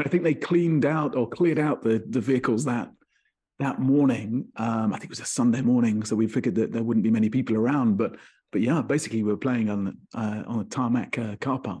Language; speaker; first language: English; native; English